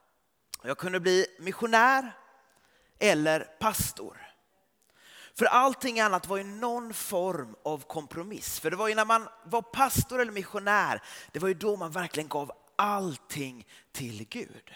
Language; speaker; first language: Swedish; early bilingual, heritage; Swedish